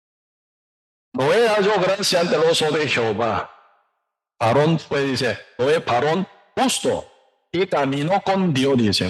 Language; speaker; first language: Spanish; non-native, learner; Korean